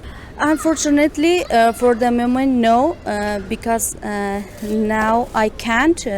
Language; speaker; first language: English; non-native, learner; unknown